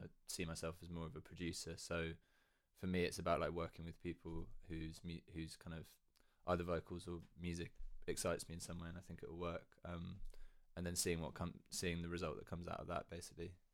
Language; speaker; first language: English; native; English